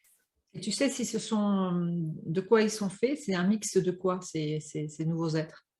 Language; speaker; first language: French; native; French